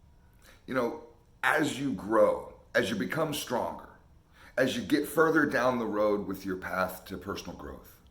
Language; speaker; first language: English; native; English